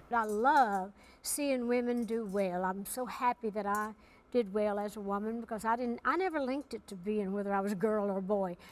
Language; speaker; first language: English; native; English